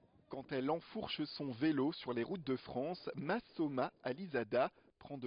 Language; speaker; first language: French; native; French